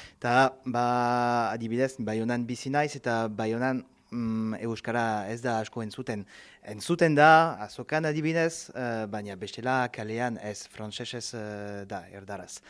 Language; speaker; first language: Basque; non-native, local second language; French